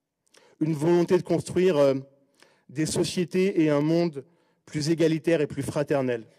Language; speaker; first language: French; native; French